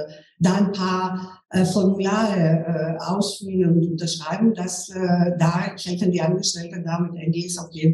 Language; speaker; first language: German; non-native, fluent; Greek